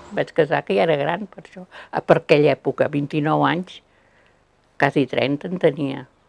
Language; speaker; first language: Catalan; native; Catalan